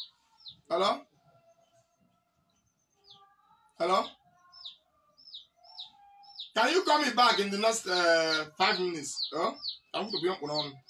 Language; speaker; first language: English; non-native, local second language; Igbo